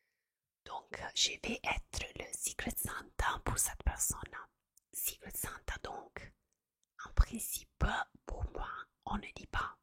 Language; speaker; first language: French; non-native, fluent; Italian